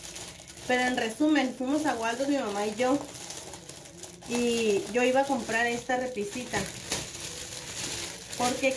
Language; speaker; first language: Spanish; native; Spanish